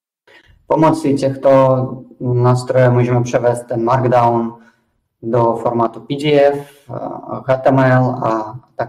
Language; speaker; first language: Czech; non-native, fluent; Russian